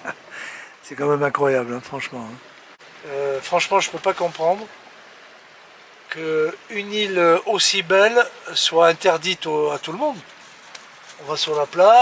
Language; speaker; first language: French; native; French